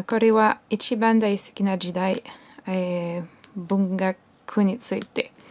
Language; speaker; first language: Japanese; non-native, learner; French